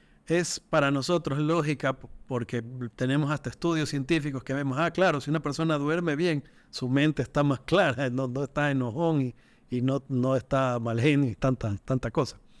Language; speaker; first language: Spanish; native; Spanish